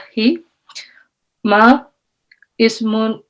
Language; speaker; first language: Arabic; non-native, learner; Indonesian